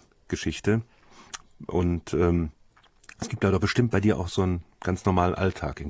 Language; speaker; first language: German; native; German